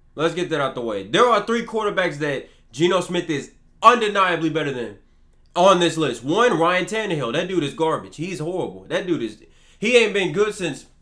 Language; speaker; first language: English; native; English